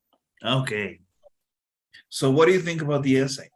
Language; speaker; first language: English; non-native, fluent; Spanish